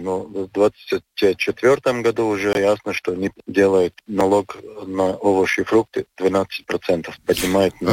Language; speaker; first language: Russian; non-native, local second language; Latvian